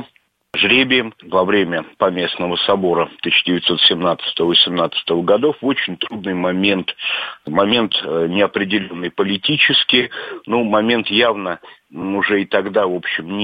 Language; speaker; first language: Russian; native; Russian